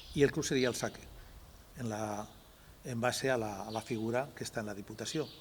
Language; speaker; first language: Catalan; non-native, local second language; Spanish